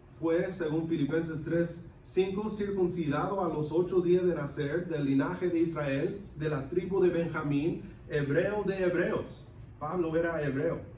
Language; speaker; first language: Spanish; non-native, local second language; English